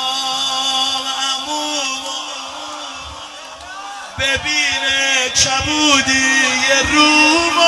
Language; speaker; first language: Persian; native; Persian